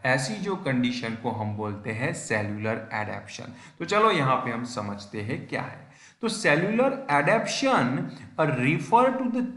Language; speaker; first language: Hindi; non-native, local second language; Gujarati